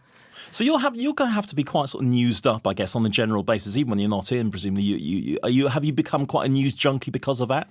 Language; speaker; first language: English; native; English